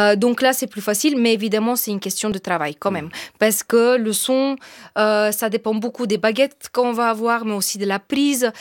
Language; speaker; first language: French; non-native, fluent; Bulgarian